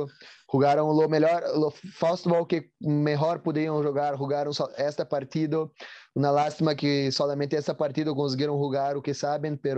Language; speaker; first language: Spanish; non-native, learner; Portuguese